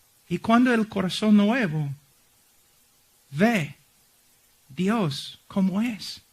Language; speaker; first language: Spanish; non-native, fluent; English